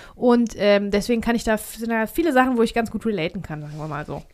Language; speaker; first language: German; early bilingual, heritage; Greek